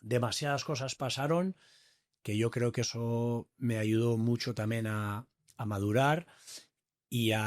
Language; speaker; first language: Spanish; native; Spanish